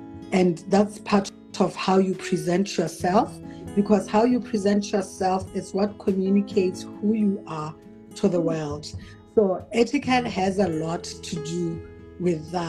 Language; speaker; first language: English; non-native, local second language; Tswana